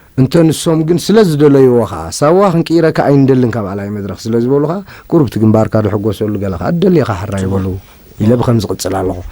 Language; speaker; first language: Tigrinya; native; Tigrinya